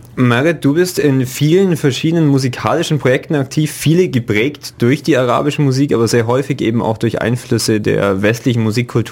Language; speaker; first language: German; native; German